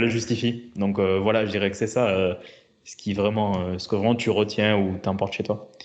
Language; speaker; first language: French; native; French